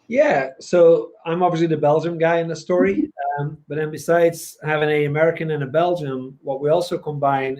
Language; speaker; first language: English; non-native, fluent; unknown